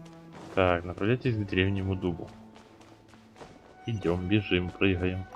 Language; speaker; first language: Russian; native; Russian